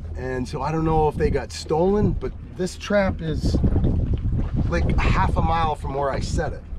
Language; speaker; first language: English; native; English